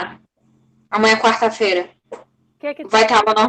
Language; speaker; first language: Portuguese; native; Portuguese